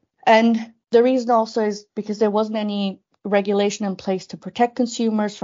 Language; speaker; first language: English; non-native, fluent; Spanish